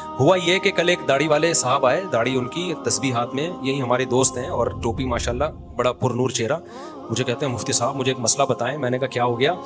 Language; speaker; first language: Urdu; native; Urdu